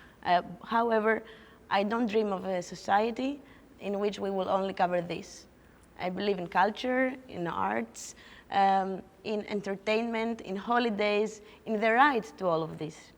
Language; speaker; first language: English; non-native, fluent; Greek